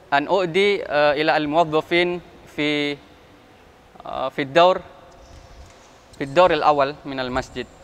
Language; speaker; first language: Arabic; non-native, fluent; Indonesian